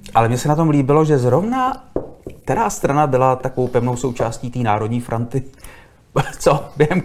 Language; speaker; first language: Czech; native; Czech